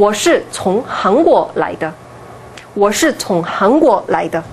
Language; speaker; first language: Chinese; non-native, fluent; Korean